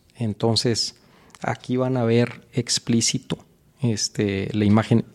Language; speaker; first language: Spanish; native; Spanish